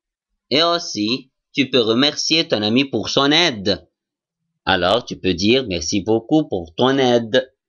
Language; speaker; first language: French; non-native, fluent; Arabic